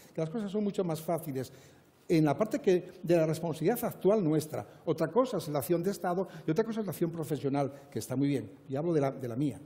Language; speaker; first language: Spanish; native; Spanish